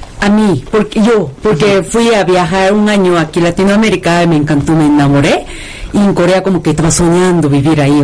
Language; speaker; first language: Spanish; non-native, fluent; Korean